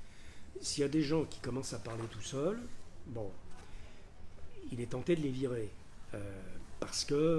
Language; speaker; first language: French; native; French